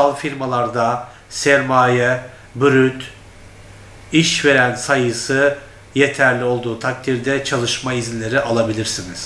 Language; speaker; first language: Turkish; non-native, fluent; Turkmen